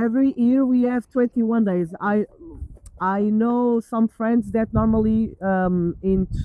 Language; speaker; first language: English; non-native, learner; Portuguese